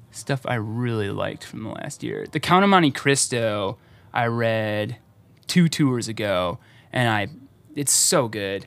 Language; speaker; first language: English; native; English